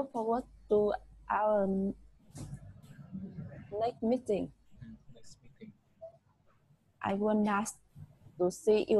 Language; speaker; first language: English; non-native, learner; Vietnamese